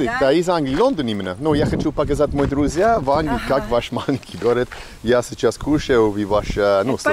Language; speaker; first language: Russian; non-native, learner; English